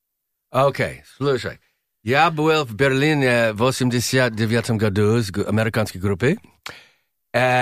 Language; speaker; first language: Russian; non-native, learner; English